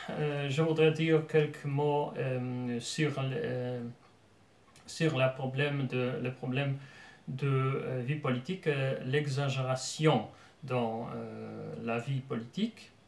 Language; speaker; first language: French; non-native, fluent; Polish